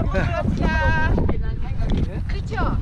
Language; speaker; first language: Korean; native; Korean